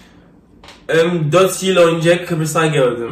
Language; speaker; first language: Turkish; non-native, fluent; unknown